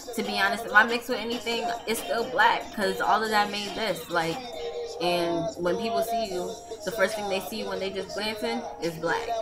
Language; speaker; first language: English; native; English